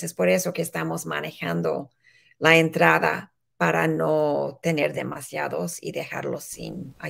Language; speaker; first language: Spanish; early bilingual, heritage; Spanish